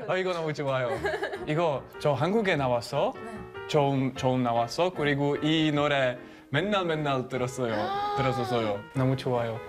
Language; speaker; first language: Korean; non-native, learner; English